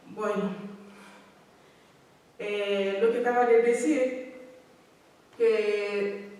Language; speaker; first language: Spanish; non-native, learner; Fula